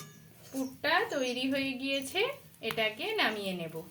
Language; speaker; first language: Bangla; native; Bangla